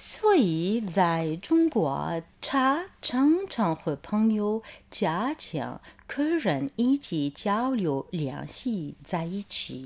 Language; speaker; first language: Chinese; non-native, fluent; Arabic